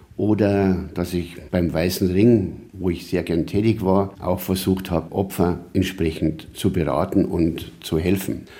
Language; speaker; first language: German; native; German